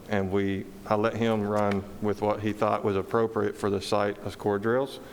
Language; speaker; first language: English; native; English